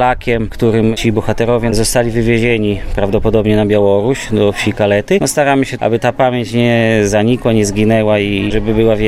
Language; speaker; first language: Polish; native; Polish